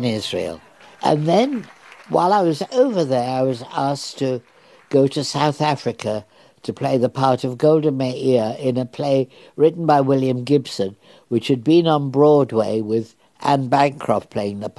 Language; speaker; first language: English; native; English